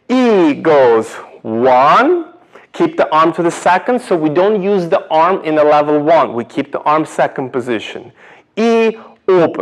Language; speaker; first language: English; non-native, fluent; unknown